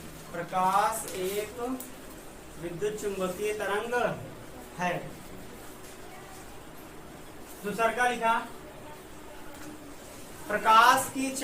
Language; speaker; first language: Hindi; native; Hindi